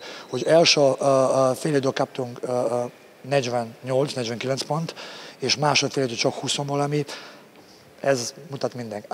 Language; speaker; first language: Hungarian; non-native, learner; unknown